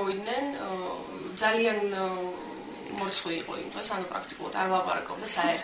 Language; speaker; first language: Georgian; native; Georgian